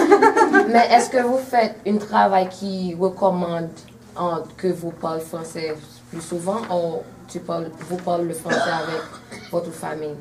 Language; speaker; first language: French; non-native, fluent; English